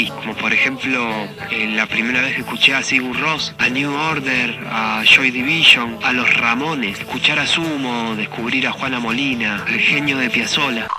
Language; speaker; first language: Spanish; native; Spanish